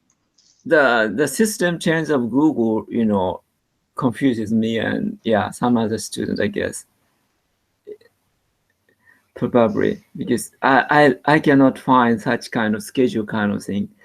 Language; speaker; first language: English; non-native, learner; Japanese